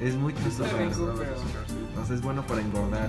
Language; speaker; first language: Spanish; native; Spanish